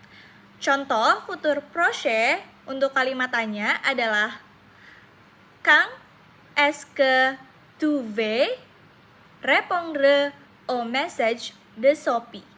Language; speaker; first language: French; non-native, learner; Indonesian